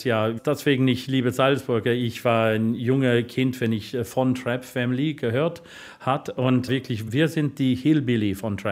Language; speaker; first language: German; non-native, learner; English